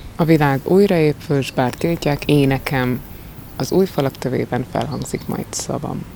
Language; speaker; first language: Hungarian; native; Hungarian